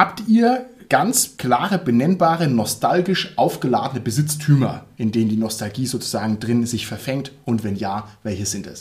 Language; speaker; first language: German; native; German